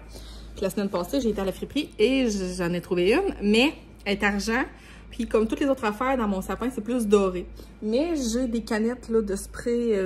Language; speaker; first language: French; native; French